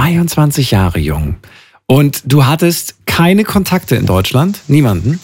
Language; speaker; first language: German; native; German